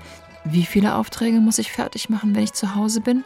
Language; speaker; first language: German; native; German